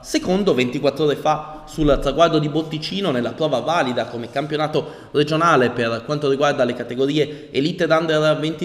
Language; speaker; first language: Italian; native; Italian